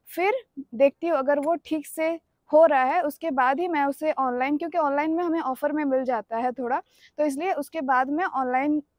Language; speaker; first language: Hindi; non-native, local second language; Odia